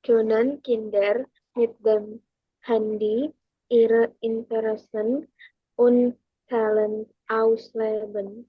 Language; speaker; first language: German; non-native, learner; Indonesian